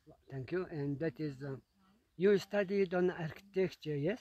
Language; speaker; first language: English; non-native, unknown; Mongolian